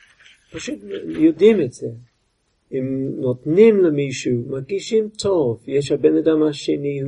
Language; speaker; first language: Hebrew; non-native, fluent; English